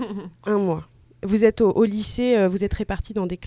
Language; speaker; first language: French; native; French